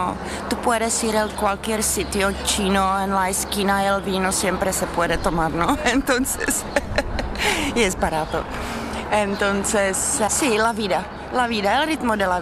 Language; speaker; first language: Spanish; non-native, fluent; Czech